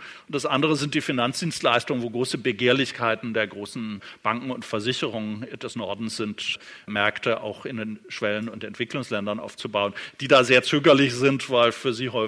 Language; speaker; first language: German; native; German